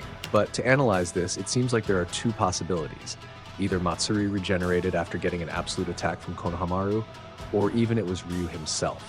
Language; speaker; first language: English; non-native, fluent; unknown